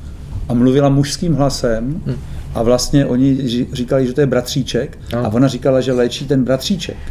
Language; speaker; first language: Czech; native; Czech